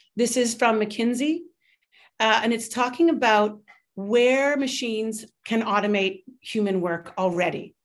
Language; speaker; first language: English; native; English